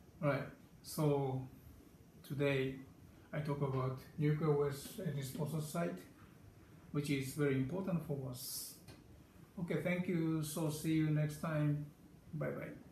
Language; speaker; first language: English; non-native, learner; Japanese